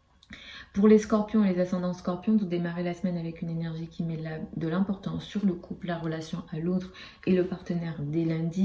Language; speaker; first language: French; native; French